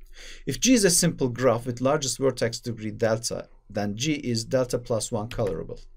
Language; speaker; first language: English; non-native, fluent; Turkish